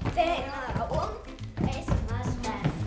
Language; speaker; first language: Estonian; non-native, learner; Russian